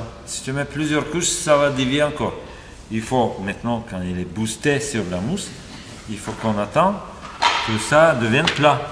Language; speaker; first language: French; non-native, fluent; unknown